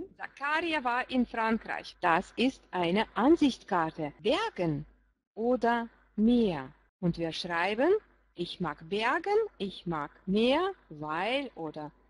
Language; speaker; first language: German; non-native, fluent; Russian